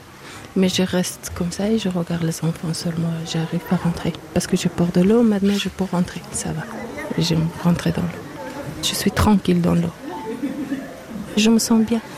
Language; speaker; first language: French; non-native, learner; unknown